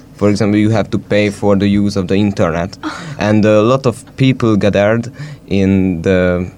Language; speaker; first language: English; non-native, fluent; Hungarian